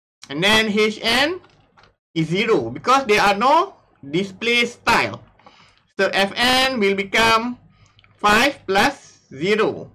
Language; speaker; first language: English; non-native, local second language; Malay